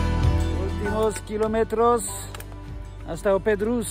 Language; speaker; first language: Spanish; non-native, learner; French